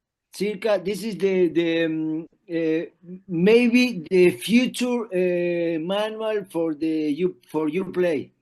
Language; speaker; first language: English; non-native, learner; Spanish